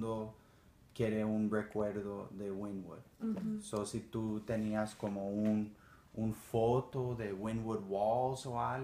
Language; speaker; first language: Spanish; early bilingual, heritage; Spanish